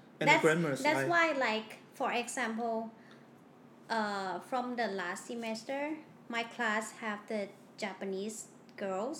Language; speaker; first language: English; non-native, learner; Thai